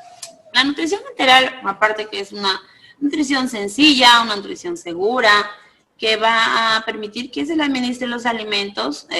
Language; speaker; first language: Spanish; native; Spanish